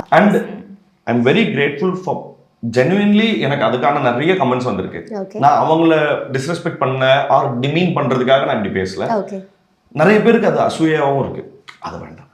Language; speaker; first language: Tamil; native; Tamil